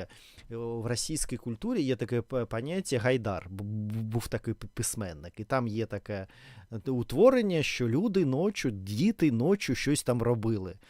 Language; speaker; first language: Ukrainian; non-native, learner; Russian